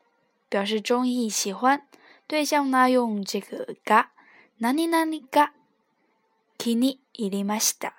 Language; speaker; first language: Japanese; non-native, fluent; Chinese